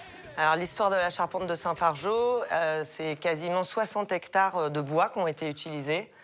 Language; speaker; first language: French; native; French